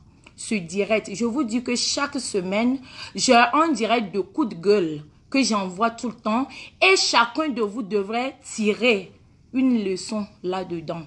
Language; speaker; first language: French; non-native, local second language; Ewe